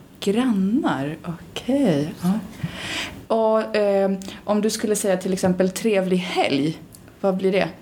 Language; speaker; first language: Swedish; non-native, fluent; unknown